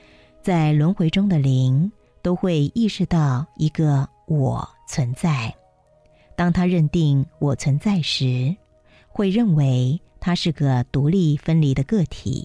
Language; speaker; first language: Chinese; native; Chinese